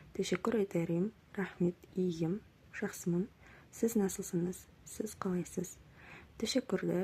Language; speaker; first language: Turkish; non-native, fluent; Kazakh